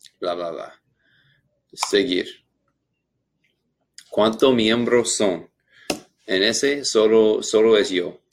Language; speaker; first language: Spanish; non-native, learner; English